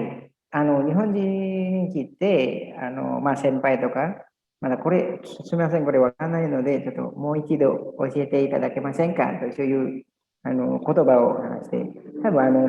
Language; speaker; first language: Japanese; non-native, learner; Indonesian